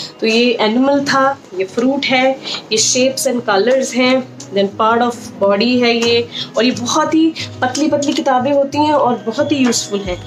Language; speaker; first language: Hindi; native; Hindi